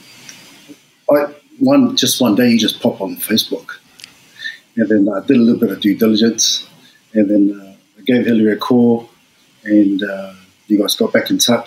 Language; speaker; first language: English; native; English